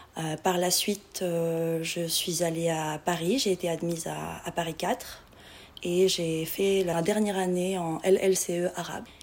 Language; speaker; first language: French; non-native, local second language; Arabic